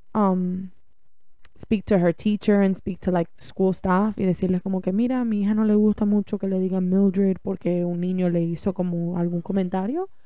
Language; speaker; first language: Spanish; early bilingual, heritage; Spanish